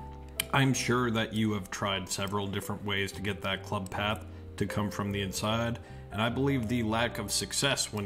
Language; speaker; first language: English; native; English